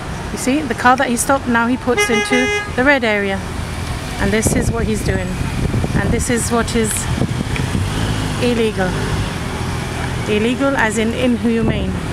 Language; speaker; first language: English; early bilingual, other home language; Spanish